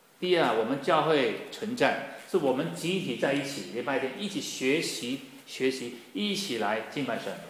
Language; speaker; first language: Chinese; native; Chinese